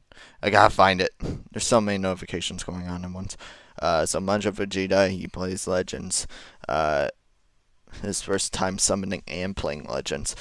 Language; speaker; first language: English; native; English